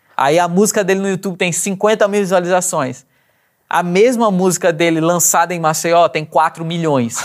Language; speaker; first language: Portuguese; native; Portuguese